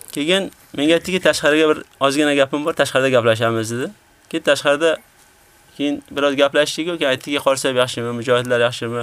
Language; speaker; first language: Uzbek; native; Uzbek